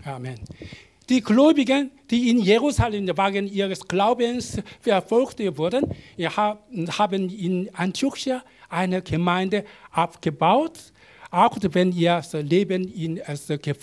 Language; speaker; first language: German; non-native, learner; Korean